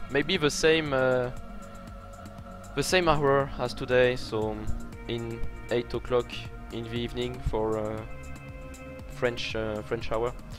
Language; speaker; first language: English; non-native, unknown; French